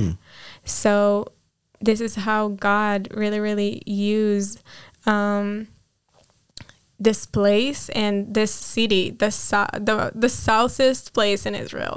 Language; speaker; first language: English; non-native, fluent; Hebrew